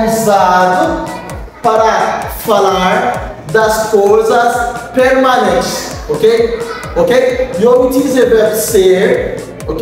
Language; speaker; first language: Portuguese; non-native, fluent; Haitian Creole